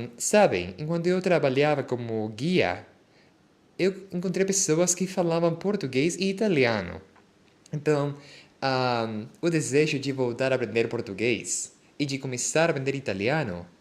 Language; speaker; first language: Portuguese; non-native, fluent; Spanish